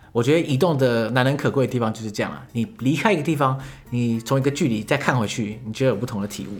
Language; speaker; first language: Chinese; native; Chinese